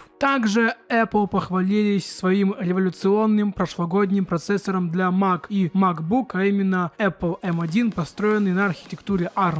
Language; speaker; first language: Russian; native; Russian